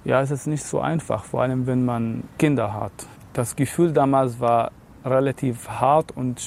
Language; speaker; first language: German; non-native, fluent; Arabic